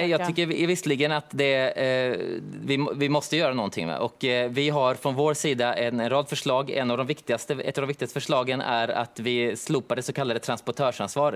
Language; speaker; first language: Swedish; native; Swedish